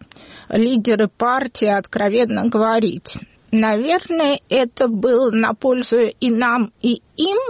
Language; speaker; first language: Russian; native; Russian